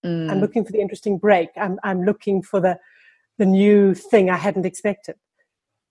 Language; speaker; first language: English; native; English